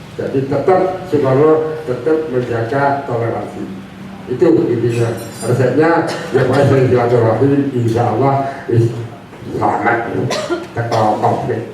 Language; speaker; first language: Indonesian; non-native, local second language; Javanese